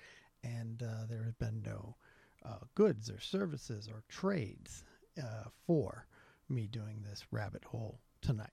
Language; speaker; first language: English; native; English